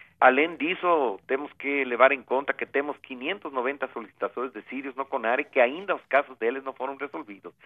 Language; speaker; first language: Portuguese; non-native, fluent; Spanish